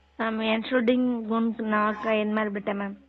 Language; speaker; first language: German; non-native, learner; Tamil